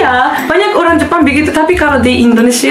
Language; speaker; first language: Indonesian; non-native, learner; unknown